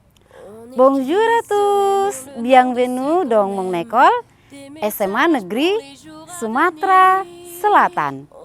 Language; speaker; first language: French; non-native, fluent; Indonesian